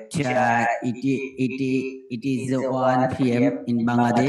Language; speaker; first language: English; non-native, learner; Bangla